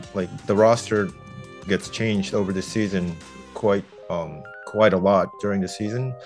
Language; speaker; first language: English; non-native, fluent; Japanese